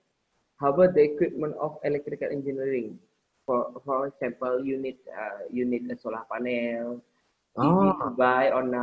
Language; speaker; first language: English; non-native, learner; Indonesian